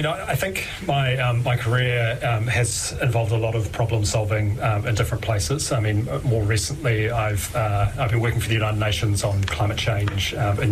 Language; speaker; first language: English; native; English